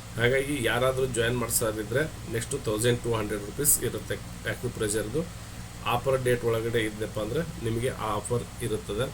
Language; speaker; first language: Kannada; native; Kannada